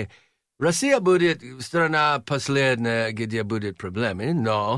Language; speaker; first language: Russian; non-native, learner; English